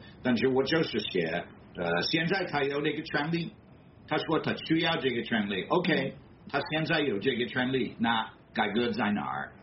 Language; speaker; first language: Chinese; non-native, fluent; English